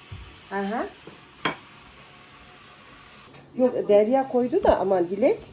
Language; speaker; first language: Turkish; native; Turkish